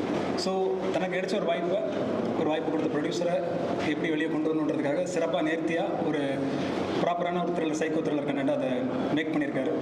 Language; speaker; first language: Tamil; native; Tamil